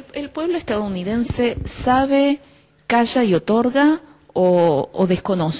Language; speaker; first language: Spanish; native; Spanish